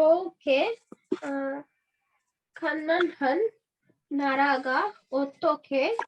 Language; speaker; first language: Korean; non-native, learner; Hindi